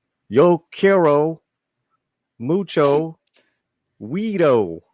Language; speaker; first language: Spanish; early bilingual, heritage; Spanish